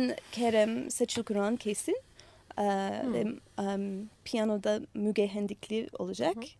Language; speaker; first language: Turkish; non-native, fluent; English